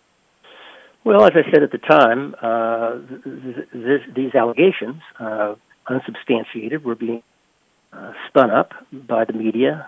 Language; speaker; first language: English; native; English